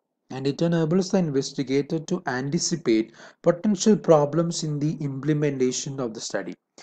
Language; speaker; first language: English; non-native, local second language; Malayalam